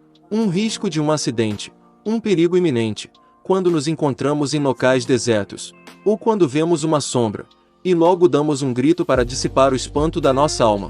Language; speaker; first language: Portuguese; native; Portuguese